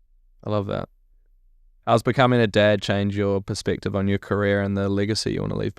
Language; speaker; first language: English; native; English